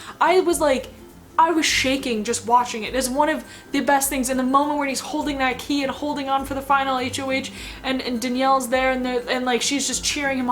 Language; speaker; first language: English; native; English